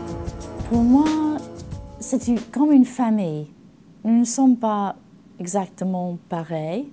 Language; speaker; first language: French; non-native, learner; English